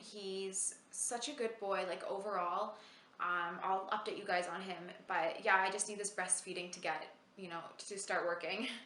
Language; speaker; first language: English; native; English